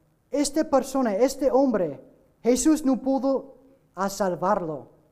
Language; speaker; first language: Spanish; non-native, learner; English